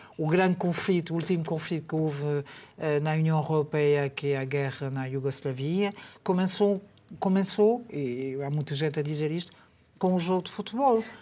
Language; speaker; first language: Portuguese; non-native, fluent; French